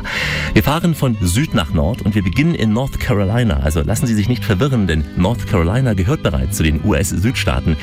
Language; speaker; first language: German; native; German